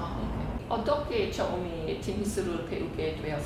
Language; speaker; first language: Korean; non-native, learner; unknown